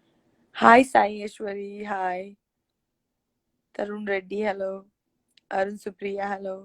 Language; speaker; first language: Telugu; non-native, local second language; Gujarati